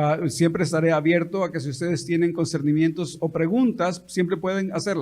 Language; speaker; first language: Spanish; native; Spanish